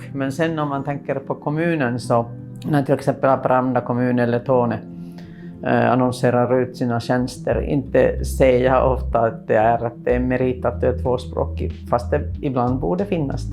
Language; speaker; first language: Swedish; non-native, local second language; Finnish